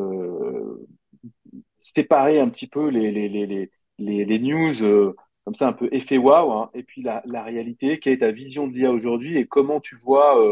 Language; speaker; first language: French; native; French